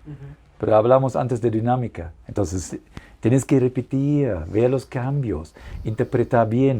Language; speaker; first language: Spanish; non-native, fluent; German